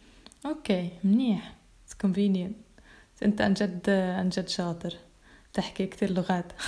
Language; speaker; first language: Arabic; non-native, fluent; English